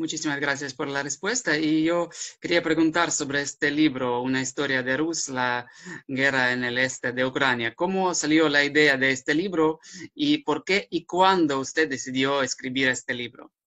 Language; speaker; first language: Spanish; non-native, fluent; Ukrainian